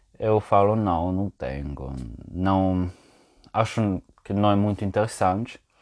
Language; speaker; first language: Portuguese; non-native, fluent; French